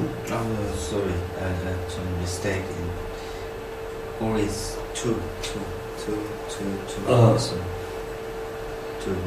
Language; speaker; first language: English; non-native, learner; Korean